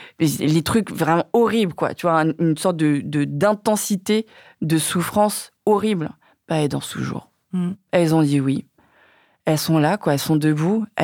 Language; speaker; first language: French; early bilingual, other home language; Vietnamese